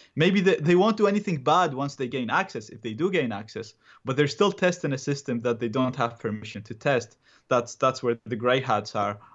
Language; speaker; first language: English; non-native, fluent; Arabic